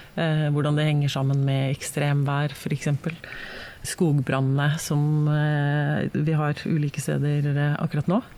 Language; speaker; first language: Norwegian; native; Norwegian